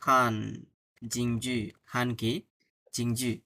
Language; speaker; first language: Chinese; non-native, fluent; Bangla